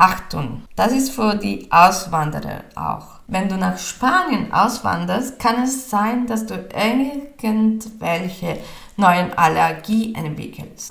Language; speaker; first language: German; non-native, fluent; Spanish